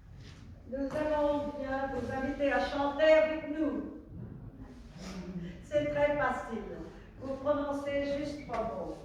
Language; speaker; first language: French; non-native, fluent; Vietnamese